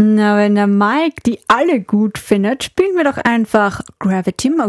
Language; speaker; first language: German; native; German